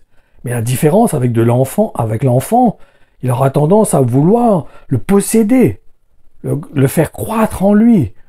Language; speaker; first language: French; native; French